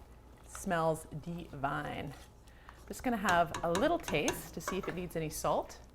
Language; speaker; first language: English; native; English